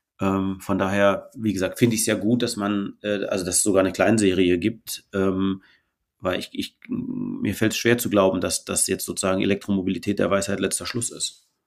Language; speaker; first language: German; native; German